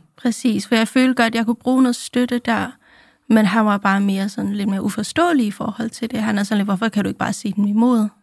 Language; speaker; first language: Danish; early bilingual, other home language; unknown